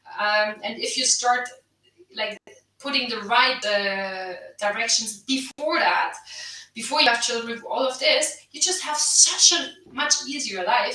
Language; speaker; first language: English; non-native, fluent; German